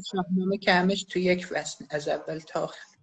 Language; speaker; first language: Persian; native; Persian